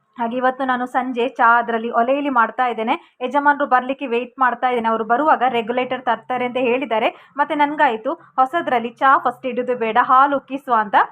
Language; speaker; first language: Kannada; non-native, local second language; Tulu